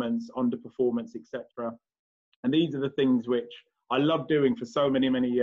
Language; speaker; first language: English; native; English